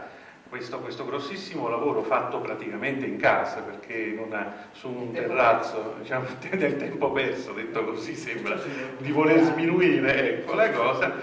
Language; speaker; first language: Italian; native; Italian